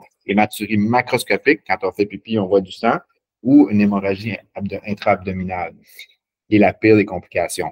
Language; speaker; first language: French; native; French